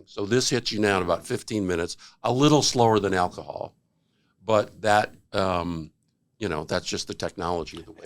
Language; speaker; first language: English; native; English